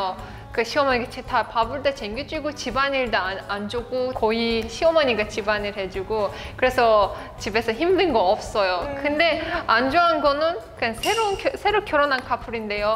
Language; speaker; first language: Korean; non-native, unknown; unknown